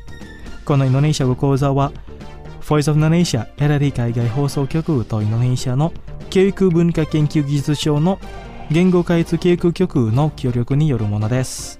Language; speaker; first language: Japanese; non-native, fluent; Indonesian